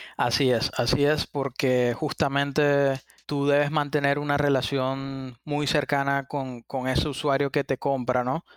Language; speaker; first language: Spanish; native; Spanish